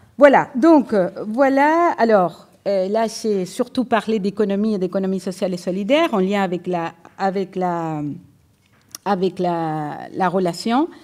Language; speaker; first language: French; non-native, fluent; Spanish